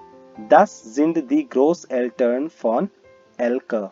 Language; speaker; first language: German; non-native, learner; Hindi